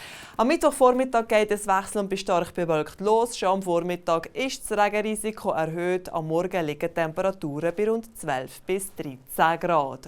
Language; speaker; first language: German; native; German